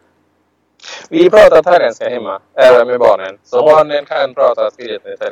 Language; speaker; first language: Swedish; non-native, fluent; Thai